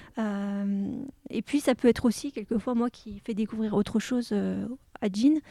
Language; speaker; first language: French; native; French